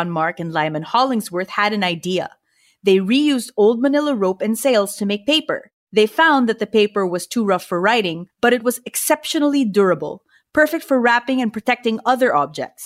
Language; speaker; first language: English; non-native, local second language; Filipino